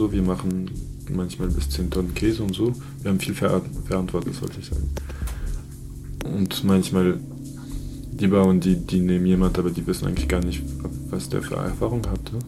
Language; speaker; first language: German; non-native, fluent; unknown